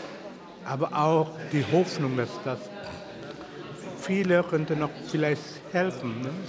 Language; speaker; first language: German; non-native, fluent; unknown